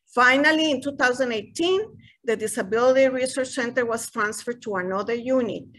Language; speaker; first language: English; non-native, fluent; Spanish